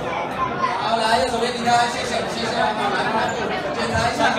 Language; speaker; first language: Chinese; native; Chinese